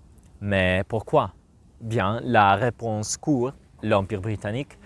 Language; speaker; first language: French; non-native, learner; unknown